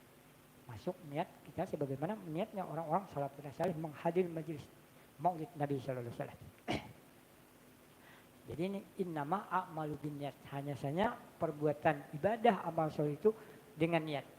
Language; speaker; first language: Indonesian; non-native, local second language; Banjar